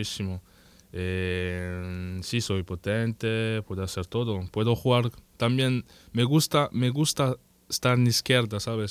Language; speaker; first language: Spanish; non-native, learner; French